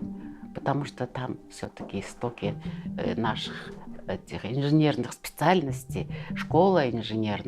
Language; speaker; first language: Russian; non-native, fluent; Mongolian